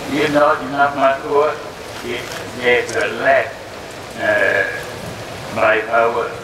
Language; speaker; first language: English; non-native, learner; Thai